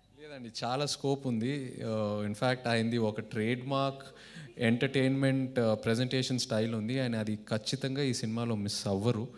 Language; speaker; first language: Telugu; native; Telugu